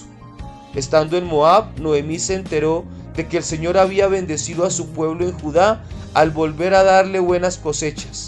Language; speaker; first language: Spanish; native; Spanish